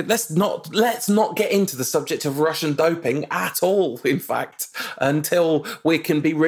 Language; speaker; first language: English; native; English